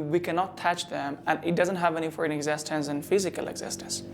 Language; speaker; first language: English; non-native, learner; Persian